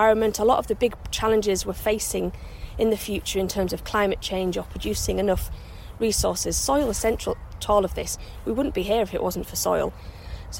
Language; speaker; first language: English; native; English